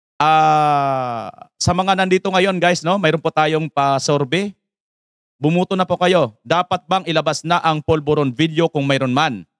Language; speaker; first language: Filipino; native; Filipino